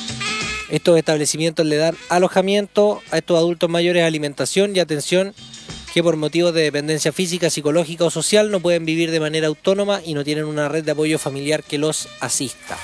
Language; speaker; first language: Spanish; native; Spanish